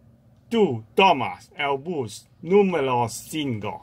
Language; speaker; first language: Spanish; non-native, learner; Cantonese